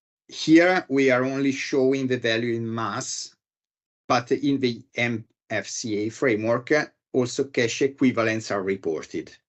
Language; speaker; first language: English; non-native, fluent; Italian